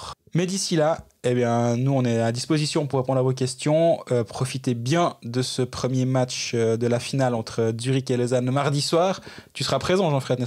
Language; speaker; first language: French; native; French